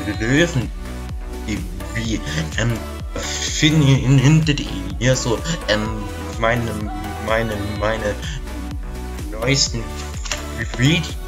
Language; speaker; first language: German; native; German